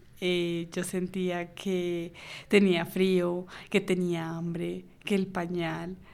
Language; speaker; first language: Spanish; native; Spanish